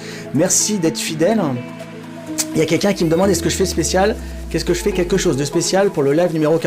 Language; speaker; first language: French; native; French